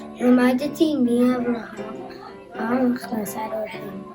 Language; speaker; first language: Hebrew; non-native, learner; English